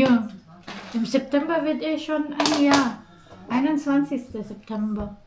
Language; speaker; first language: German; non-native, learner; Cebuano